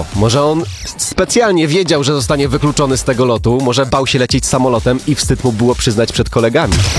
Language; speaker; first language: Polish; native; Polish